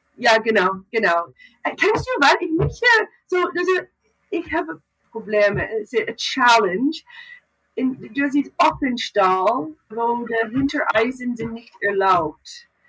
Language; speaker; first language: German; non-native, learner; English